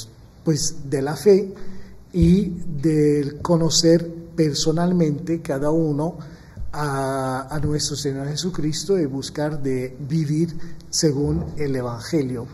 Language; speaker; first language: Spanish; non-native, fluent; Maltese